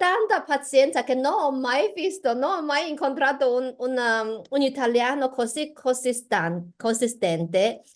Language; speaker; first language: Italian; non-native, learner; Chinese